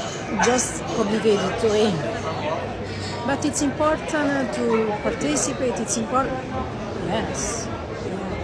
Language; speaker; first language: English; non-native, learner; Italian